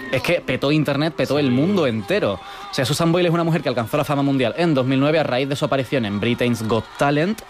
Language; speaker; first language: Spanish; native; Spanish